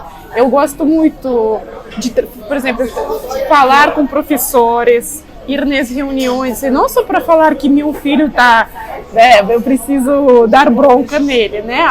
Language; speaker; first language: Portuguese; non-native, fluent; Russian